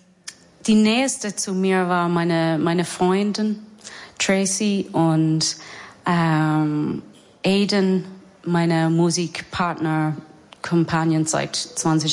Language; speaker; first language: German; non-native, learner; English